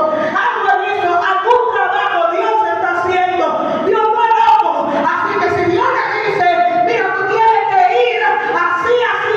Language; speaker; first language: Spanish; native; Spanish